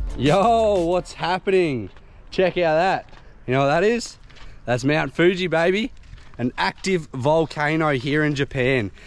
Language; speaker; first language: English; native; English